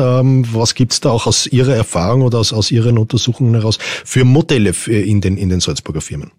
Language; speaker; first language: German; native; German